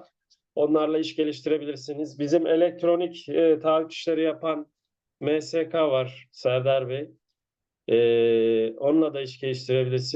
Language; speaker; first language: Turkish; native; Turkish